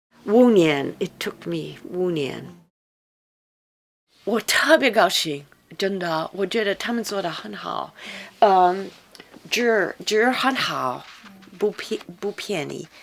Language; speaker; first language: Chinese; non-native, fluent; English